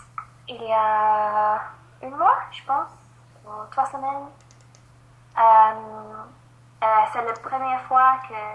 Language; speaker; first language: French; non-native, learner; English